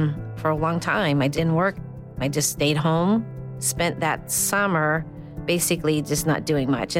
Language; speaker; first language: English; native; English